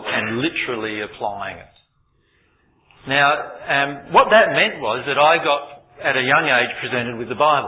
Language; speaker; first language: English; native; English